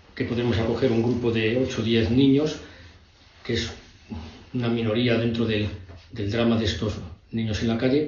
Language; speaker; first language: Spanish; native; Spanish